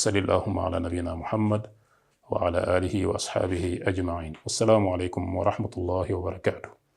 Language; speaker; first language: Arabic; non-native, fluent; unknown